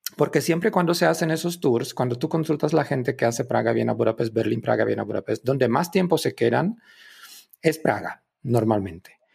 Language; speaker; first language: Spanish; non-native, fluent; Czech